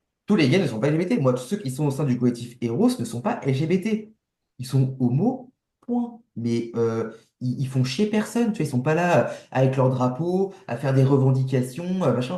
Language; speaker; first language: French; native; French